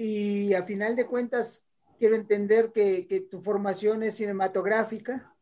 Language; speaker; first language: Spanish; native; Spanish